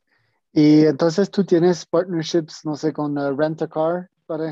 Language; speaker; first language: Spanish; non-native, fluent; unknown